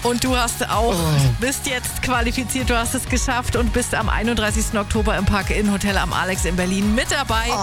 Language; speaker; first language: German; native; German